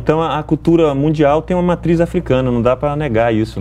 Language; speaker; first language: Portuguese; native; Portuguese